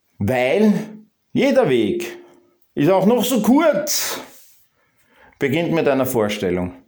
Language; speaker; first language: German; native; German